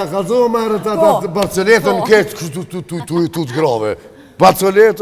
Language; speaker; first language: Albanian; native; Albanian